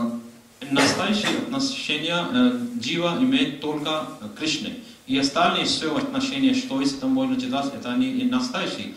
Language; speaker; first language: Russian; non-native, learner; Hindi